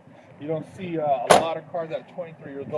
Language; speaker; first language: English; native; English